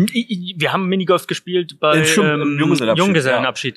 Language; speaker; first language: German; native; German